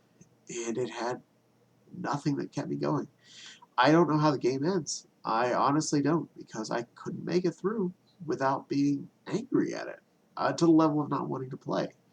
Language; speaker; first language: English; native; English